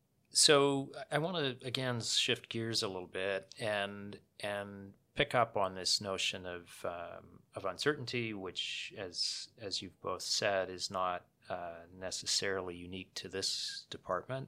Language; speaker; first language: English; native; English